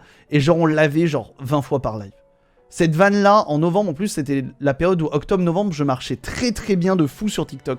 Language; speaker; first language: French; native; French